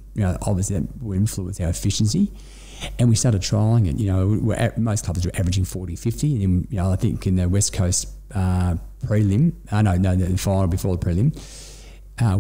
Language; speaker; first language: English; native; English